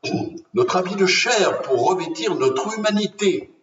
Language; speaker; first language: French; native; French